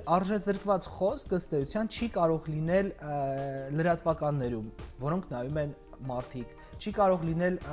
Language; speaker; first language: Armenian; native; Armenian